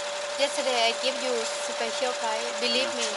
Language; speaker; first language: English; non-native, learner; Thai